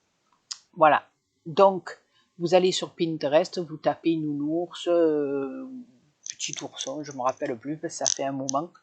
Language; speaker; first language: French; native; French